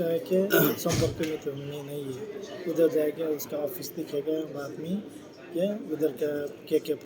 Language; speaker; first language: Hindi; non-native, learner; Nepali